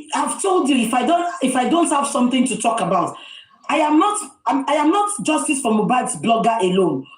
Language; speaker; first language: English; non-native, local second language; Yoruba